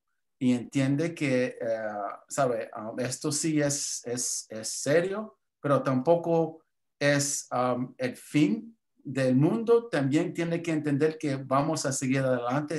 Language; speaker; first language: Spanish; early bilingual, heritage; English